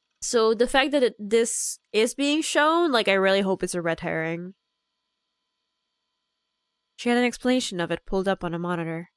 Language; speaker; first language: English; non-native, fluent; Polish